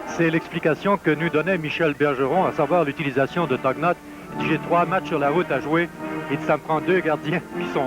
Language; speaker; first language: French; native; French